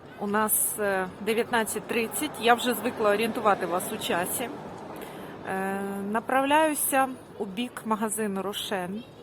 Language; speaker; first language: Ukrainian; native; Ukrainian